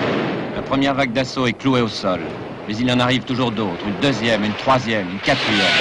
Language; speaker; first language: French; native; French